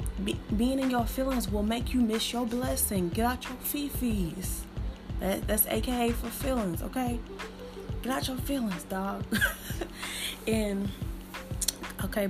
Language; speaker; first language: English; native; English